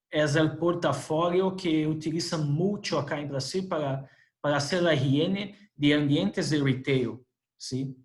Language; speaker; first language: Spanish; non-native, fluent; Portuguese